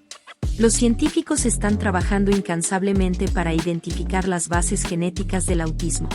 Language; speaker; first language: Spanish; native; Spanish